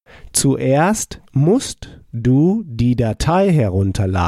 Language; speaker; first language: German; non-native, fluent; English